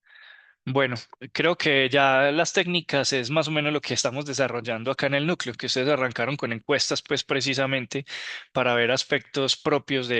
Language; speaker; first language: Spanish; native; Spanish